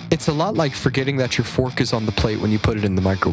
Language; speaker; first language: English; native; English